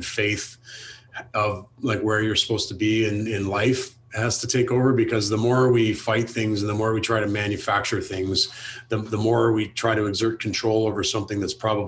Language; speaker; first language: English; native; English